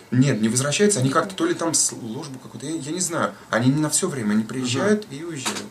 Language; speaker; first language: Russian; native; Russian